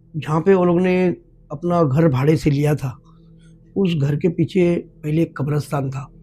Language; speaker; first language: Hindi; non-native, local second language; Marathi